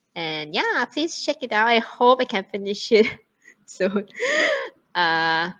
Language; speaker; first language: English; non-native, fluent; Thai